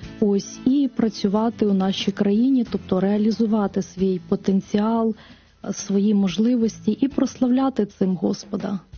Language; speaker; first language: Ukrainian; native; Ukrainian